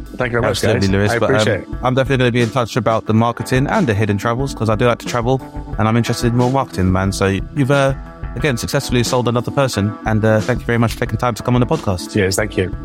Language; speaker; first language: English; native; English